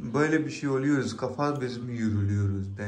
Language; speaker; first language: Turkish; non-native, learner; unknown